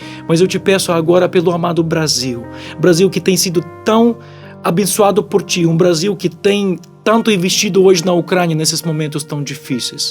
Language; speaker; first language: Portuguese; non-native, fluent; Ukrainian